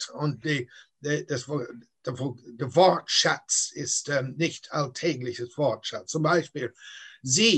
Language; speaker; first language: German; non-native, fluent; English